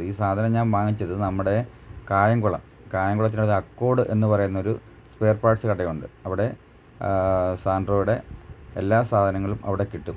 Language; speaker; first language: Malayalam; native; Malayalam